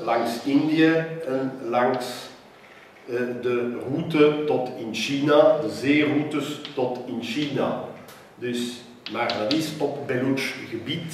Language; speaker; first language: Dutch; non-native, local second language; French